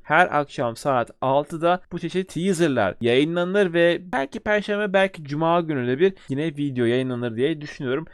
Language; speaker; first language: Turkish; native; Turkish